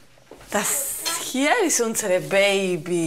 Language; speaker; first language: German; non-native, fluent; Spanish